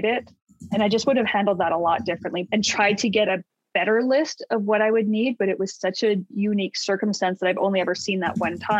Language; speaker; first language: English; native; English